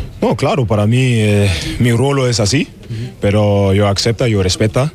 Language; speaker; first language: Spanish; non-native, learner; German